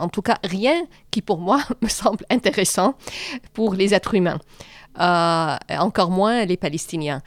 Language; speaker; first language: French; non-native, fluent; Arabic